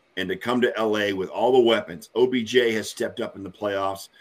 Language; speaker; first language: English; native; English